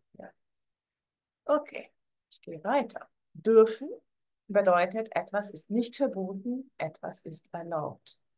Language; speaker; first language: German; non-native, fluent; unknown